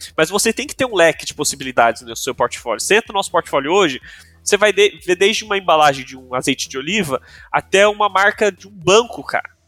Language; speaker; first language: Portuguese; non-native, local second language; English